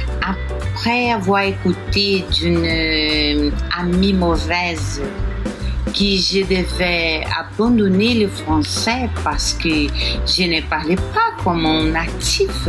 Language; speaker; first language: French; non-native, learner; Portuguese